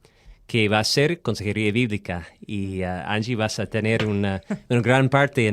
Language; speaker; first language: Spanish; non-native, fluent; English